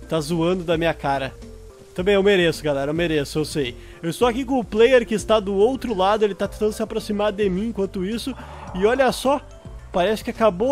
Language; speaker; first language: Portuguese; native; Portuguese